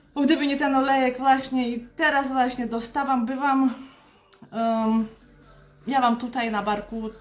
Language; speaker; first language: Polish; non-native, fluent; Ukrainian